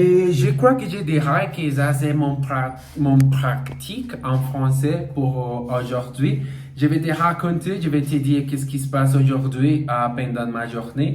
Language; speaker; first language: French; non-native, learner; Portuguese